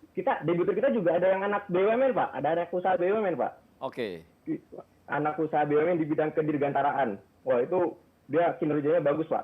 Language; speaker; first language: Indonesian; native; Indonesian